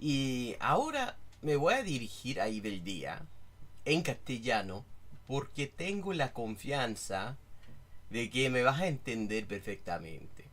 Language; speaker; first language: Spanish; non-native, fluent; English